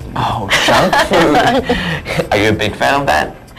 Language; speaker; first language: English; non-native, fluent; Chinese